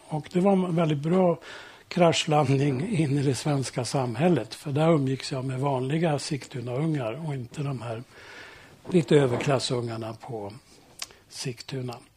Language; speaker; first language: Swedish; early bilingual, heritage; Swedish